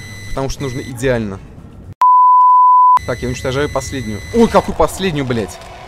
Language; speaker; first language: Russian; native; Russian